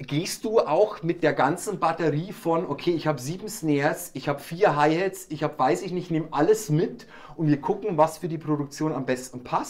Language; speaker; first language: German; native; German